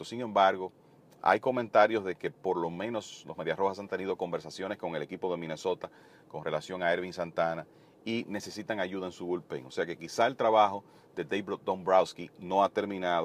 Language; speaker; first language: Spanish; native; Spanish